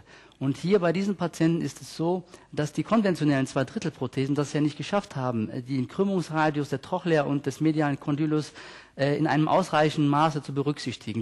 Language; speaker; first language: German; native; German